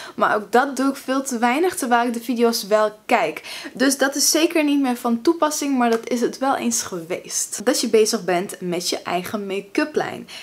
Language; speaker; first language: Dutch; early bilingual, other home language; Russian